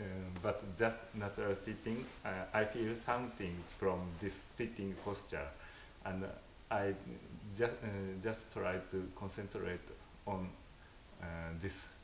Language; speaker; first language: English; non-native, fluent; Japanese